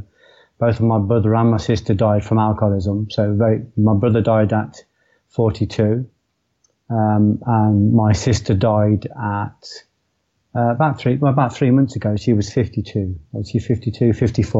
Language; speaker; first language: English; native; English